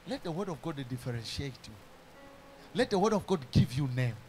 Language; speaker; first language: English; non-native, local second language; Swahili